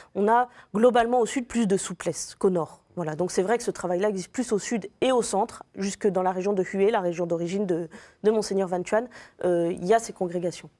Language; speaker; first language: French; native; French